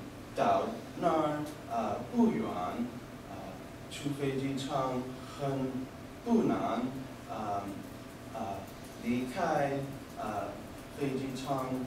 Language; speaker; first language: Chinese; non-native, learner; English